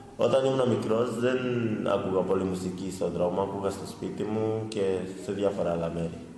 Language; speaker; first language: Greek; early bilingual, other home language; Swahili